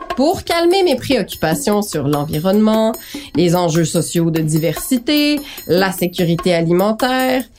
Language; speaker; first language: French; native; French